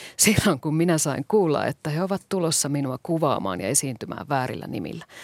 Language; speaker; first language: Finnish; native; Finnish